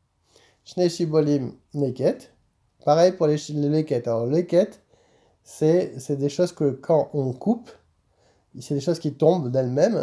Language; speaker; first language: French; native; French